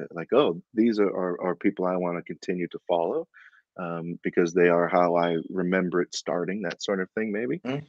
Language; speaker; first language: English; native; English